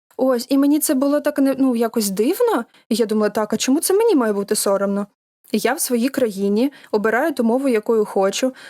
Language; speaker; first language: Ukrainian; non-native, local second language; Russian